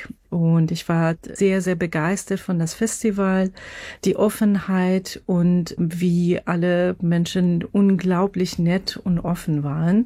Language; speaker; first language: German; non-native, fluent; Persian